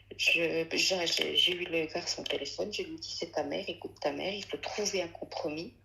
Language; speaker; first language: French; early bilingual, other home language; Arabic